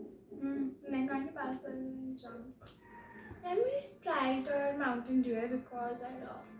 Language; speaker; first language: English; non-native, local second language; Hindi